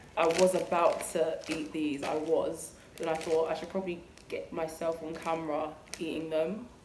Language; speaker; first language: English; native; English